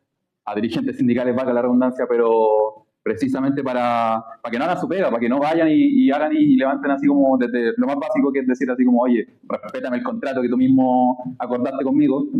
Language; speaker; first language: Spanish; native; Spanish